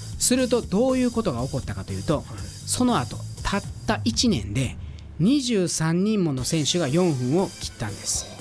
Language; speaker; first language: Japanese; native; Japanese